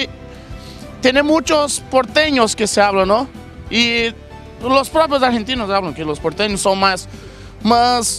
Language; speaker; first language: Spanish; non-native, learner; Portuguese